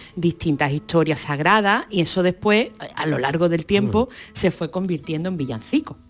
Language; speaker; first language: Spanish; native; Spanish